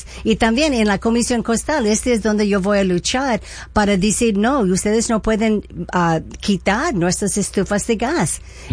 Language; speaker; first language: Spanish; early bilingual, heritage; Spanish